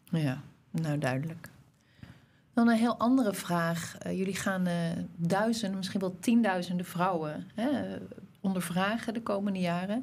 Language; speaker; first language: Dutch; native; Dutch